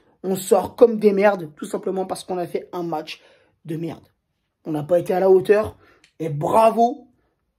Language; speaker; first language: French; native; French